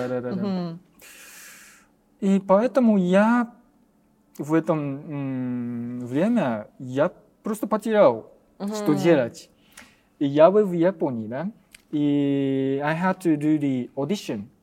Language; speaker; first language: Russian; non-native, learner; Japanese